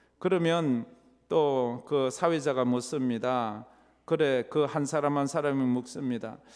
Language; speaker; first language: Korean; native; Korean